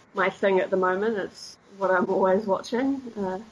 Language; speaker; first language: English; native; English